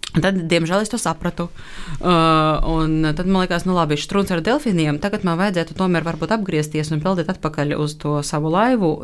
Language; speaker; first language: Latvian; non-native, local second language; Russian